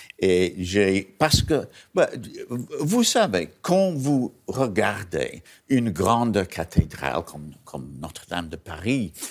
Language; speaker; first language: French; non-native, learner; English